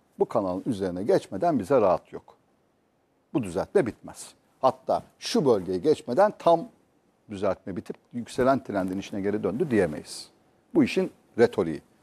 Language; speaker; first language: Turkish; native; Turkish